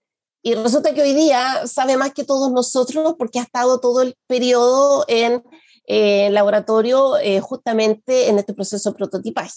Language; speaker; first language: Spanish; native; Spanish